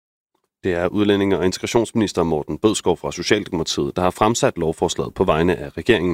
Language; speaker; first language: Danish; native; Danish